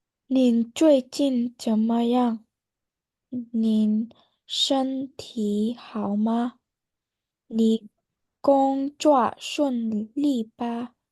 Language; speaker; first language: Chinese; non-native, learner; Khmer